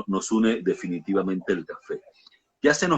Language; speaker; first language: Spanish; native; Spanish